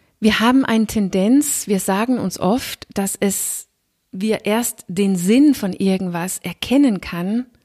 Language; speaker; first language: German; non-native, fluent; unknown